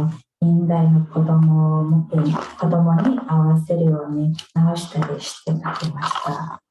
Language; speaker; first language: Japanese; non-native, fluent; Mongolian